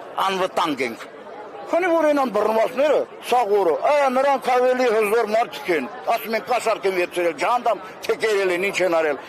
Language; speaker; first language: Armenian; native; Armenian